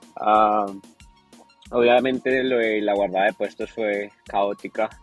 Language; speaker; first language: Spanish; native; Spanish